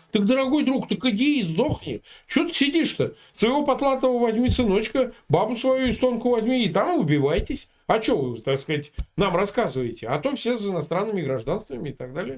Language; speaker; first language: Russian; native; Russian